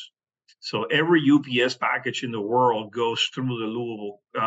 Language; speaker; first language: English; non-native, fluent; Spanish